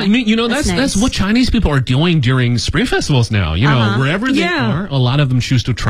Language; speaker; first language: English; native; English